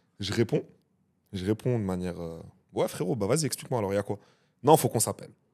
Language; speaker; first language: French; native; French